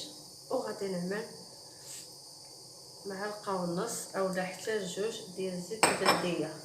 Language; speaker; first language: Arabic; native; Arabic